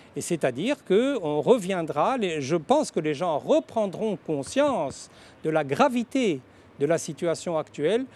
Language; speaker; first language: French; non-native, local second language; Arabic